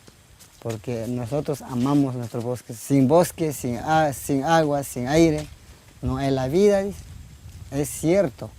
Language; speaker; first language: Spanish; non-native, local second language; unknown